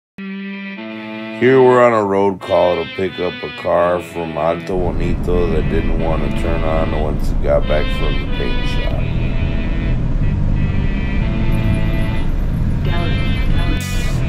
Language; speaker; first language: English; early bilingual, other home language; Spanish